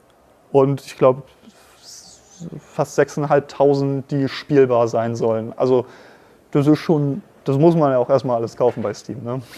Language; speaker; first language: German; native; German